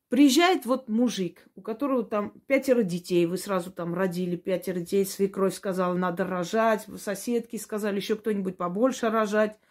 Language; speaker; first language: Russian; non-native, local second language; Armenian